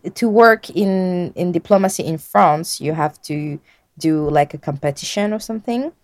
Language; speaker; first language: English; non-native, fluent; French